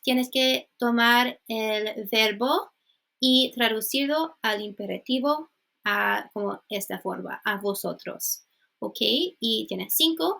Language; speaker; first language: Spanish; non-native, fluent; English